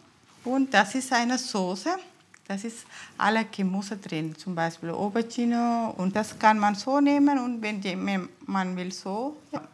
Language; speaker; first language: German; non-native, learner; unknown